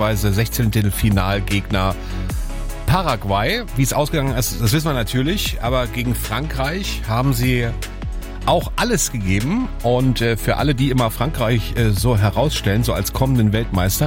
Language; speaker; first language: German; native; German